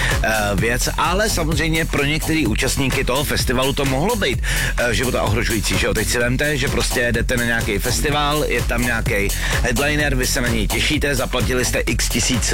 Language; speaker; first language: Czech; native; Czech